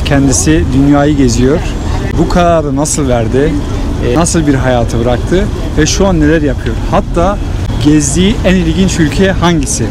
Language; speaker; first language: Turkish; native; Turkish